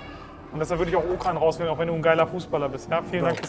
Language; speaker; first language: German; native; German